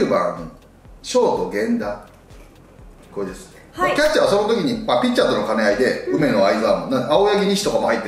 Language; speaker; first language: Japanese; native; Japanese